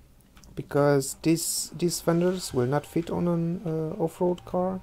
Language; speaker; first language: English; non-native, fluent; German